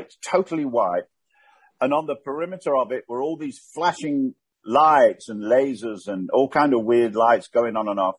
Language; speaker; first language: English; native; English